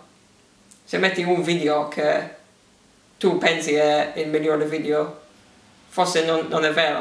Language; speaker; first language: Italian; early bilingual, heritage; English